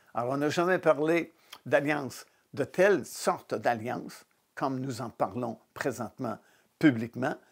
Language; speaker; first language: French; native; French